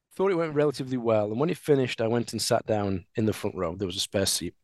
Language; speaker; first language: English; native; English